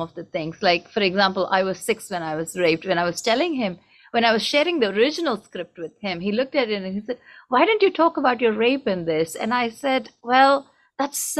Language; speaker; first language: English; non-native, local second language; Tamil